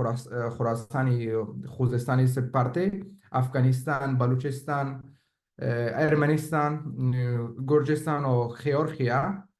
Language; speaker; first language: Spanish; non-native, fluent; Persian